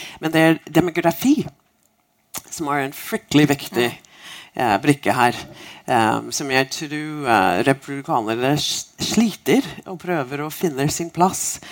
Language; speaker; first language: Norwegian; non-native, fluent; English